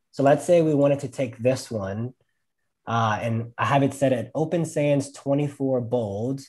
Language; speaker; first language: English; native; English